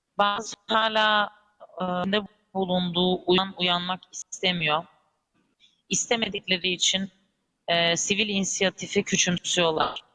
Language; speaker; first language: Turkish; early bilingual, heritage; Turkish